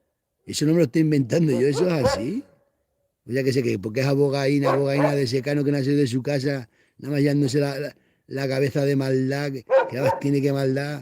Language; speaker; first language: Spanish; native; Spanish